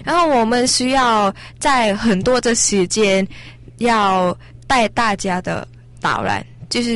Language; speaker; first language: Chinese; non-native, learner; Thai